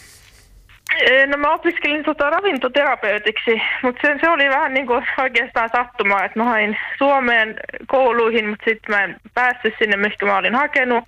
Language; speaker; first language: Finnish; native; Finnish